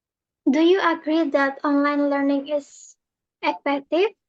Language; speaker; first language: English; non-native, learner; Indonesian